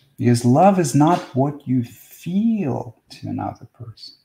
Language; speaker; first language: English; non-native, fluent; Russian